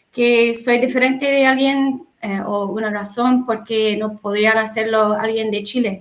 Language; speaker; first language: Spanish; non-native, learner; English